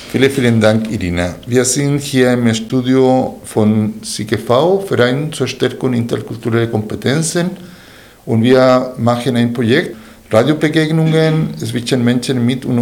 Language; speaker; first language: German; non-native, fluent; Spanish